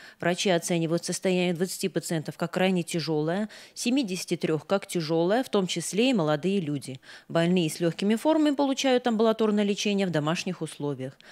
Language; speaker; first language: Russian; non-native, local second language; Armenian